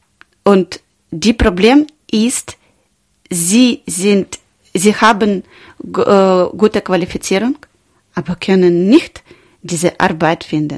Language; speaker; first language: German; non-native, learner; Ukrainian